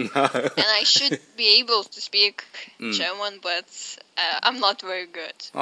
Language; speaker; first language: English; non-native, learner; Lithuanian